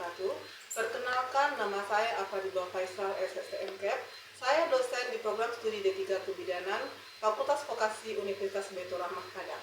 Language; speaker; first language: Indonesian; native; Indonesian